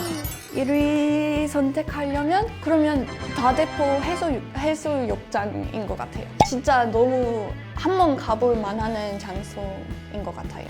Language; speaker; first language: Korean; non-native, fluent; English